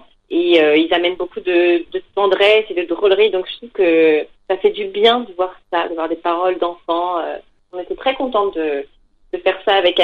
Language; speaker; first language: French; native; French